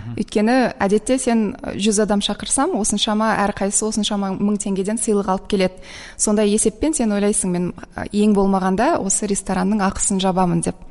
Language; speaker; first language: Kazakh; native; Kazakh